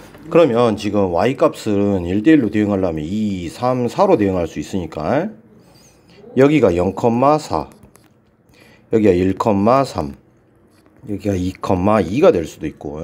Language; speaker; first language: Korean; native; Korean